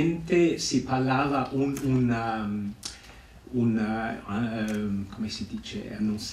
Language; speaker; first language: Italian; non-native, fluent; English